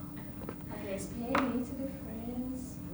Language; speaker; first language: English; non-native, learner; Russian